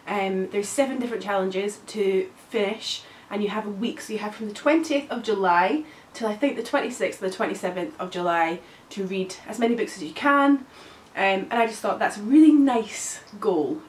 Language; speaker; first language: English; native; English